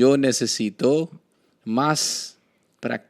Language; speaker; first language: Spanish; non-native, learner; Hindi